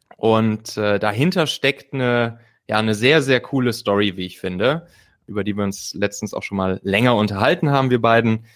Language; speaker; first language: German; native; German